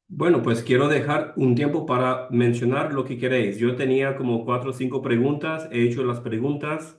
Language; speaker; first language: Spanish; non-native, fluent; English